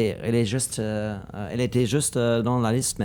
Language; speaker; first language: French; non-native, learner; German